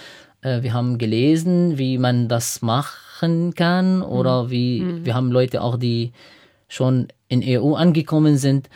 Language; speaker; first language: German; non-native, fluent; Arabic